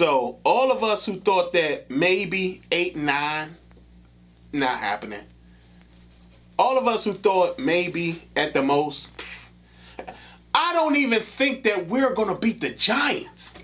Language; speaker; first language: English; native; English